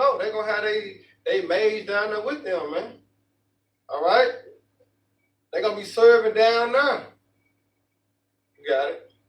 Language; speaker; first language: English; native; English